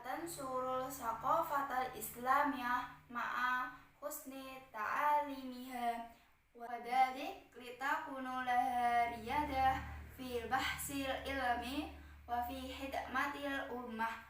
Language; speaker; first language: Arabic; non-native, learner; Indonesian